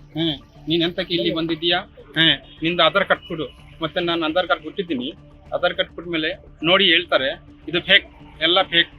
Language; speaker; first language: Kannada; non-native, learner; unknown